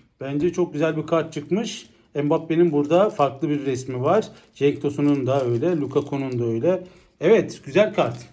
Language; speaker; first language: Turkish; native; Turkish